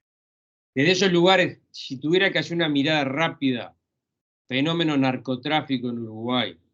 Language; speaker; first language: Spanish; native; Spanish